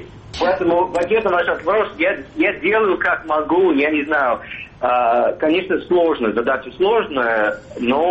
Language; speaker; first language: Russian; non-native, fluent; English